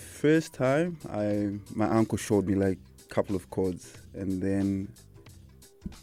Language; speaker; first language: English; non-native, local second language; Shona